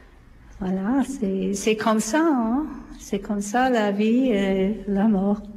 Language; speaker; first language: French; non-native, fluent; English